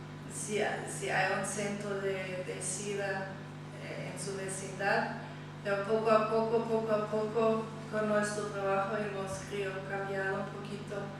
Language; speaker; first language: Spanish; non-native, fluent; German